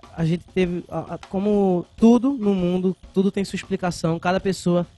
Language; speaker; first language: Portuguese; native; Portuguese